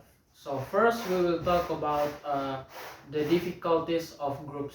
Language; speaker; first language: English; non-native, learner; Indonesian